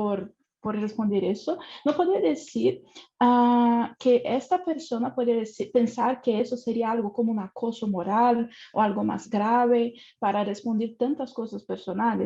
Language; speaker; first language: Spanish; non-native, fluent; Portuguese